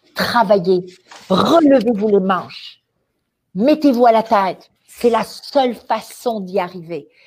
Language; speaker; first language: French; non-native, local second language; Arabic